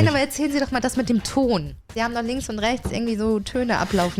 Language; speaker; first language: German; native; German